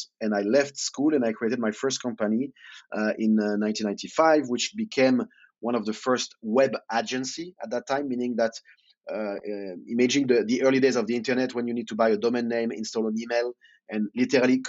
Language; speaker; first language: English; non-native, fluent; French